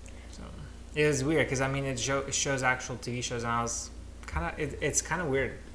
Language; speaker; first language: English; non-native, fluent; Lithuanian